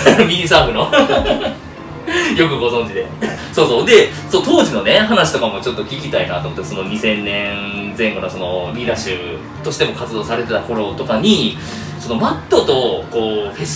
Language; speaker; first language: Japanese; native; Japanese